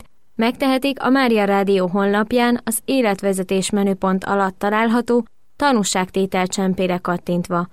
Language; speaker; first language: Hungarian; native; Hungarian